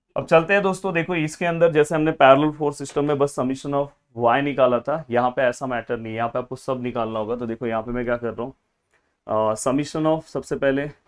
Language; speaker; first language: Hindi; non-native, local second language; Marathi